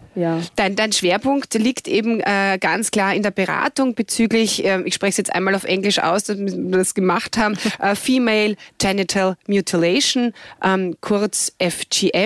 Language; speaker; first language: German; native; German